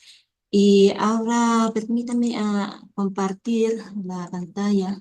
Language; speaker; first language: Spanish; non-native, fluent; Vietnamese